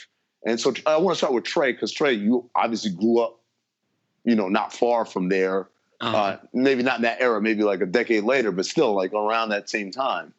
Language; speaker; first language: English; native; English